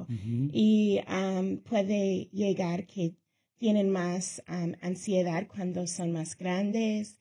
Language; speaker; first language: Spanish; early bilingual, heritage; Spanish